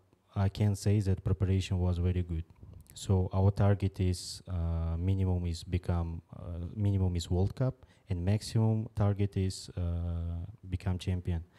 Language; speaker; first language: English; non-native, fluent; Uzbek